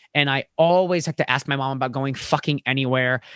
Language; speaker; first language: English; native; English